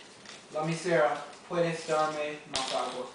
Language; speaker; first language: Spanish; non-native, learner; English